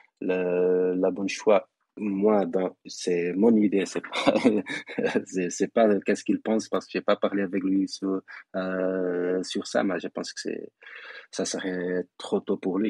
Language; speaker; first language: French; non-native, fluent; Portuguese